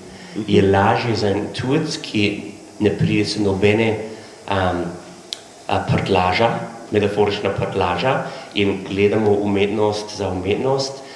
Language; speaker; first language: Slovenian; non-native, learner; English